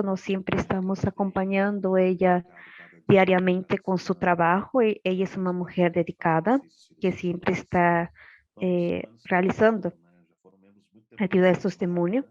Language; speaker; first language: Spanish; non-native, learner; Portuguese